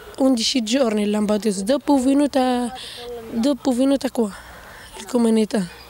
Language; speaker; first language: Italian; non-native, learner; Arabic